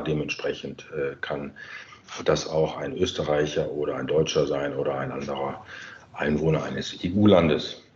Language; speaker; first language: German; native; German